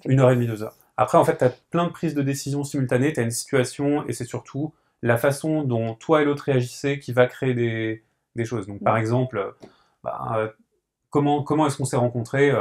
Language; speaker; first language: French; native; French